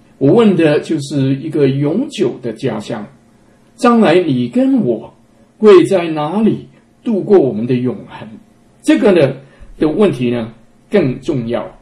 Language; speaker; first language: Chinese; non-native, local second language; Cantonese